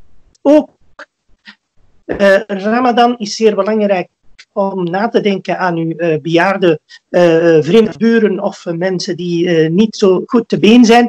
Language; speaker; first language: Dutch; early bilingual, other home language; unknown